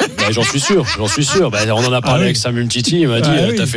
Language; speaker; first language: French; native; French